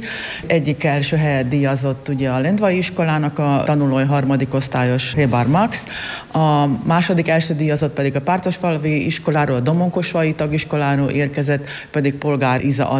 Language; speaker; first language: Hungarian; native; Hungarian